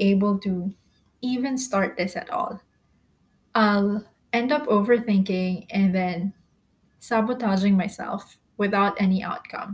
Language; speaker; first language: English; non-native, local second language; Filipino